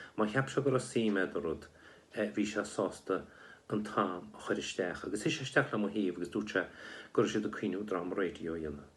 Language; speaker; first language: Irish; native; Irish